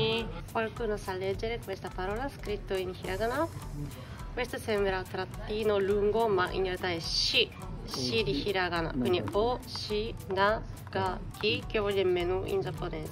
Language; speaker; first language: Italian; non-native, fluent; Japanese